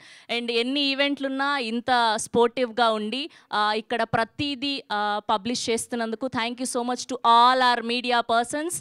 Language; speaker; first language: Telugu; native; Telugu